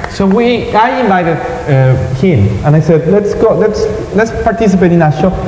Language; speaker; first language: English; non-native, fluent; Spanish